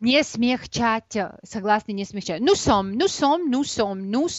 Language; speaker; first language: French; non-native, fluent; Russian